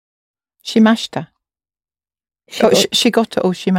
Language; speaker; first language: Japanese; non-native, learner; English